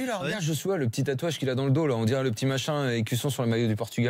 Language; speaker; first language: French; native; French